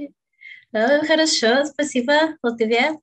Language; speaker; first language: Russian; non-native, learner; Bulgarian